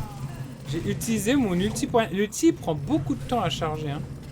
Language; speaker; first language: French; native; French